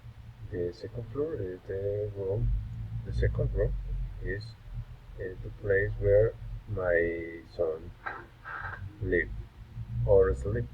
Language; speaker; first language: English; non-native, learner; Spanish